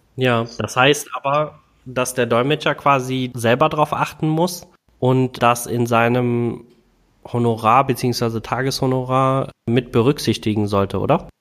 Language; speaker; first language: German; early bilingual, other home language; Tamil